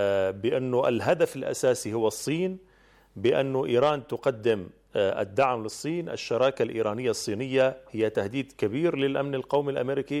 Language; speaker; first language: Arabic; native; Arabic